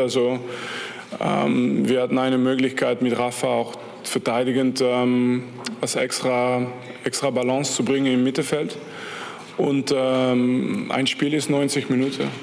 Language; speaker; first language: German; non-native, fluent; French